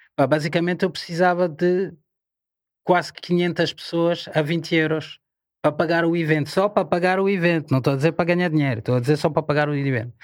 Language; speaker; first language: Portuguese; non-native, fluent; French